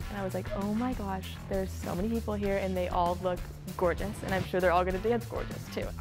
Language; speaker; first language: English; native; English